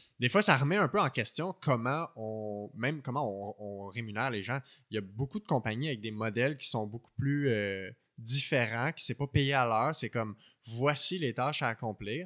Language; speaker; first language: French; native; French